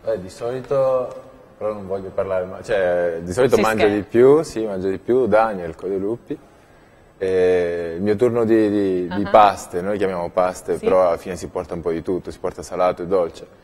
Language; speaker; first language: Italian; native; Italian